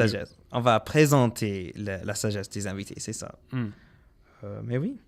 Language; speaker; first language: French; non-native, local second language; English